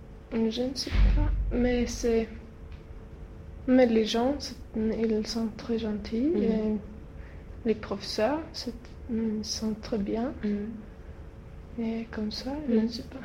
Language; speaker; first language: French; non-native, learner; Swedish